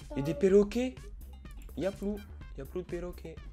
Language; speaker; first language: French; native; French